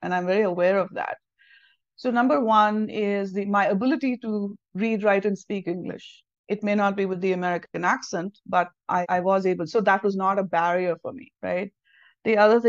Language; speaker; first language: English; non-native, local second language; Tamil